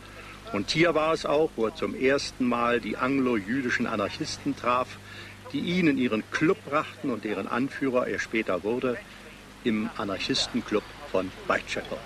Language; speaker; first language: German; native; German